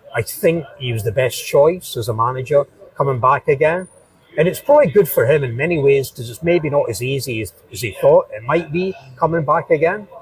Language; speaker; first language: English; native; English